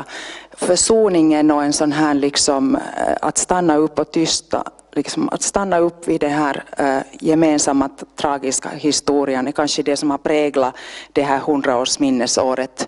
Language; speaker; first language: Swedish; native; Swedish